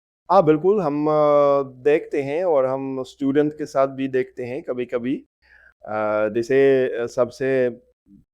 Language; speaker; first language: Hindi; non-native, fluent; Russian